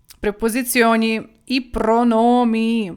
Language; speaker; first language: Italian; non-native, fluent; Ukrainian